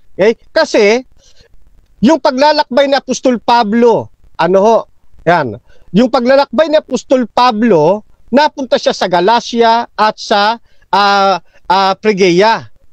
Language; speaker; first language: Filipino; native; Filipino